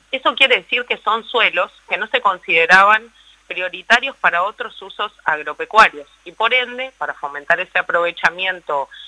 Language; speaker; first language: Spanish; native; Spanish